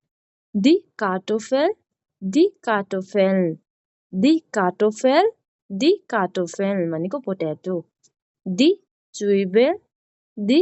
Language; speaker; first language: German; non-native, learner; Nepali